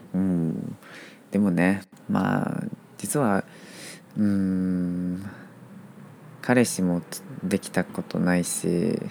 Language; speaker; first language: Japanese; non-native, fluent; Chinese